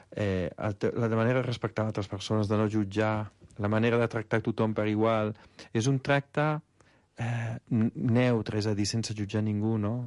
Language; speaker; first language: Catalan; non-native, fluent; Italian